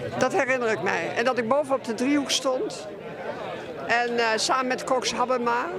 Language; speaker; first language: Dutch; native; Dutch